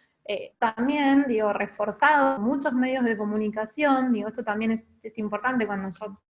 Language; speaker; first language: Spanish; native; Spanish